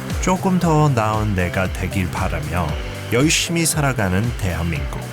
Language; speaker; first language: Korean; early bilingual, heritage; Korean